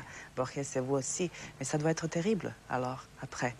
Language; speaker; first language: French; non-native, fluent; Serbian